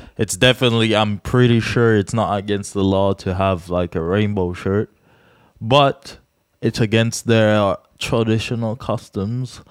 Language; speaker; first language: English; non-native, fluent; Czech